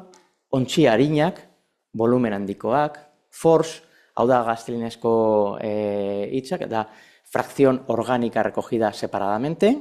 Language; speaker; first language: Basque; non-native, local second language; Spanish